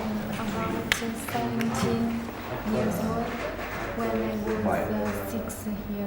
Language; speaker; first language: English; non-native, learner; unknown